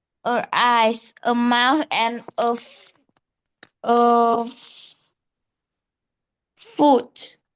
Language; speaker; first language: English; non-native, learner; Vietnamese